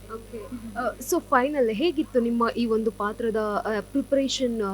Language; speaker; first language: Kannada; native; Kannada